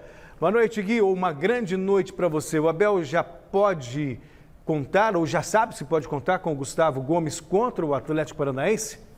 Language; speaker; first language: Portuguese; native; Portuguese